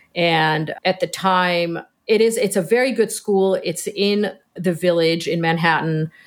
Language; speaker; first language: English; early bilingual, other home language; Hebrew